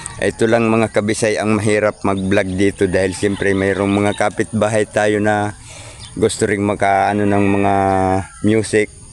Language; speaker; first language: Filipino; non-native, local second language; Cebuano